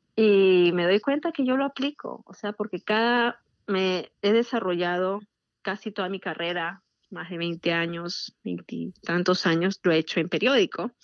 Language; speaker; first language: Spanish; native; Spanish